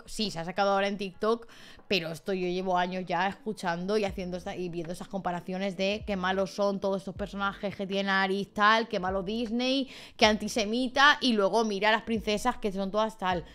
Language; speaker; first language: Spanish; native; Spanish